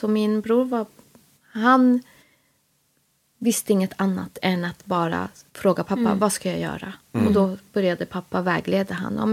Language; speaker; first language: Swedish; early bilingual, other home language; Spanish